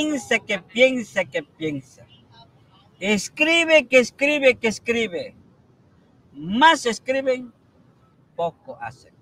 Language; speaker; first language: Spanish; non-native, local second language; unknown